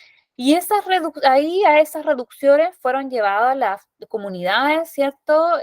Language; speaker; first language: Spanish; native; Spanish